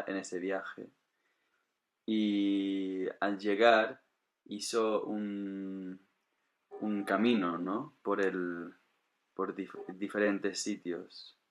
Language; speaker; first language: Spanish; non-native, fluent; English